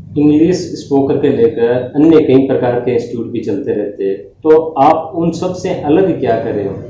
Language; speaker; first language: Hindi; native; Hindi